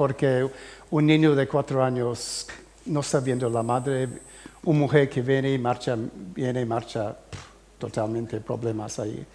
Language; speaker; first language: Spanish; early bilingual, heritage; English